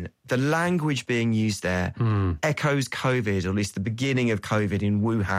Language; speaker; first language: English; native; English